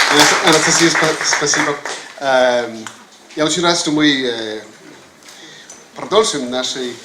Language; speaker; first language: Russian; non-native, fluent; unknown